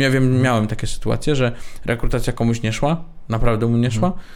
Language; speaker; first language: Polish; native; Polish